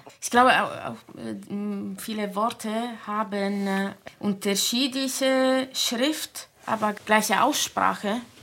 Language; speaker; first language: German; non-native, fluent; Italian